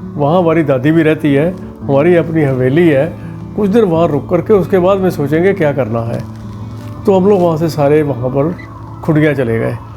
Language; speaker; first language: Hindi; non-native, local second language; Punjabi